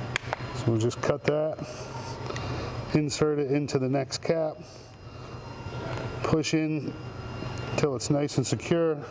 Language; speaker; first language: English; native; English